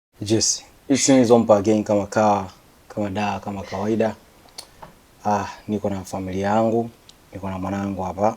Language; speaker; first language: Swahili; native; Swahili